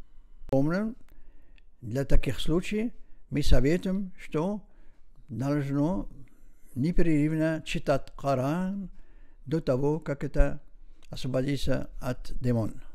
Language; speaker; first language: Russian; non-native, learner; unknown